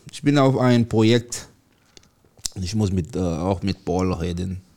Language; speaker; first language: German; non-native, learner; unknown